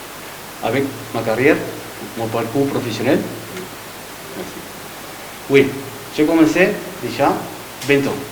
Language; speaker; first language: French; non-native, learner; Spanish